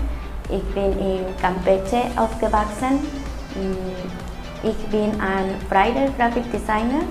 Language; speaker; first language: German; non-native, learner; Spanish